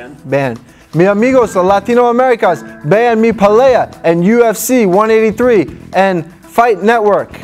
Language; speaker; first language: Spanish; non-native, learner; English